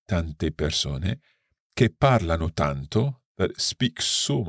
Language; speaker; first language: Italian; non-native, fluent; English